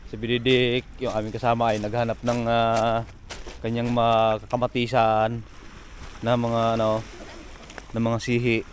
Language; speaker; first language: Filipino; native; Filipino